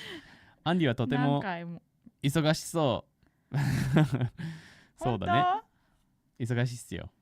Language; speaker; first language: Japanese; non-native, fluent; English